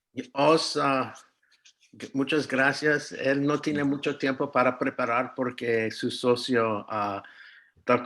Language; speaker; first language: Spanish; non-native, fluent; English